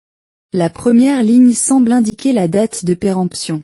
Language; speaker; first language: French; non-native, learner; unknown